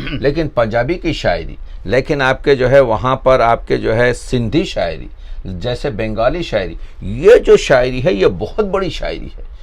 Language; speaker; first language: Urdu; native; Urdu